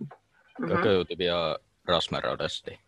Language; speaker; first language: Russian; non-native, learner; Finnish